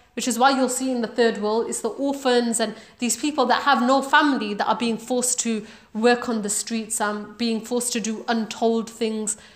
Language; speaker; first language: English; native; English